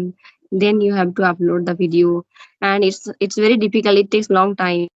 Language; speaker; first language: English; non-native, learner; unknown